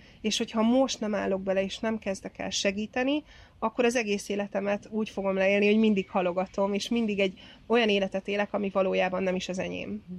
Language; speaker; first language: Hungarian; native; Hungarian